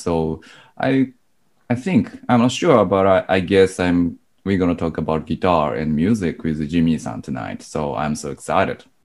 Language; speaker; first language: English; non-native, fluent; Japanese